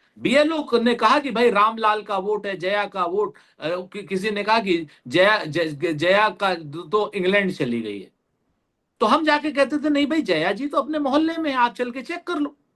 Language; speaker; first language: Hindi; native; Hindi